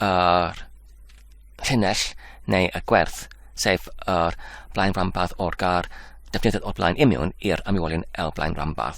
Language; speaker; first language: Welsh; non-native, learner; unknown